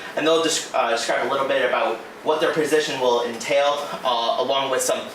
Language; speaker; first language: English; native; English